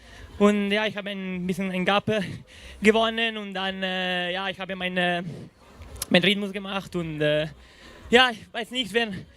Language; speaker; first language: German; non-native, fluent; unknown